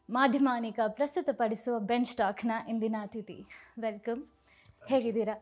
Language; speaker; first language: Kannada; native; Kannada